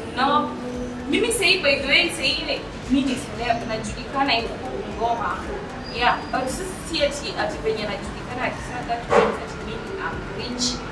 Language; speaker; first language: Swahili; non-native, local second language; Luyia